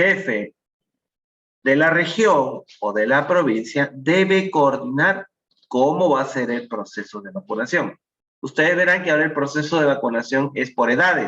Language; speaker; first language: Spanish; native; Spanish